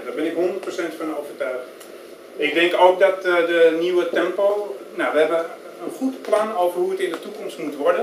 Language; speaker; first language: Dutch; native; Dutch